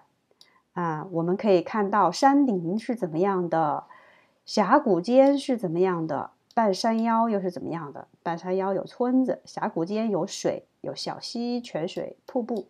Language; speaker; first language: Chinese; native; Chinese